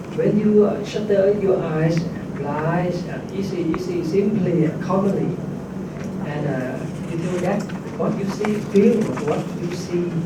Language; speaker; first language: English; non-native, learner; Thai